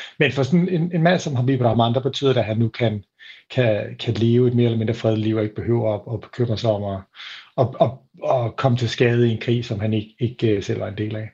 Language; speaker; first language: Danish; native; Danish